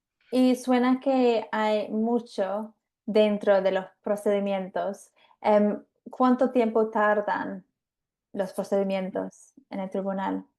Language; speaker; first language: Spanish; non-native, fluent; English